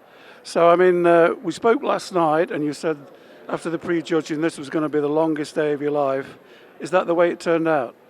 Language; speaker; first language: English; native; English